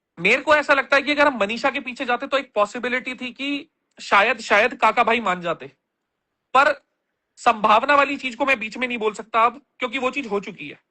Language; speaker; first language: Hindi; native; Hindi